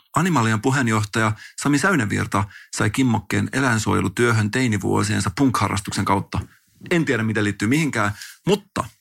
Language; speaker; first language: Finnish; native; Finnish